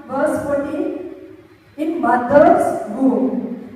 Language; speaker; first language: English; non-native, local second language; Telugu